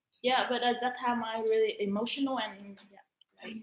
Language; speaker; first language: English; non-native, learner; Vietnamese